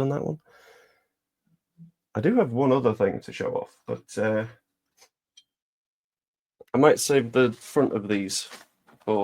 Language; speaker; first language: English; native; English